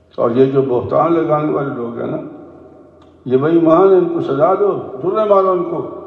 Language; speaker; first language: Urdu; non-native, local second language; Punjabi